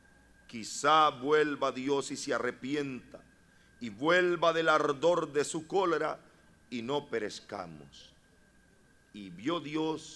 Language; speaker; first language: Spanish; native; Spanish